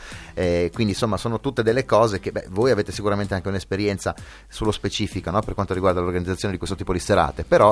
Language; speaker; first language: Italian; native; Italian